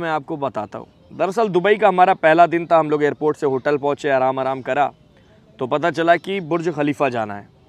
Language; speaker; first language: Hindi; native; Hindi